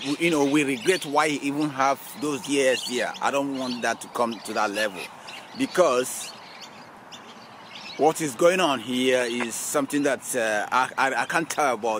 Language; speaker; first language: English; non-native, local second language; Igbo